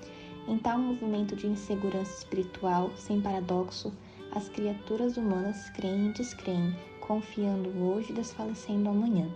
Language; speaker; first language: Portuguese; native; Portuguese